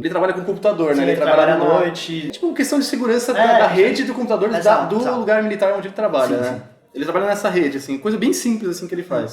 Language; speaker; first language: Portuguese; native; Portuguese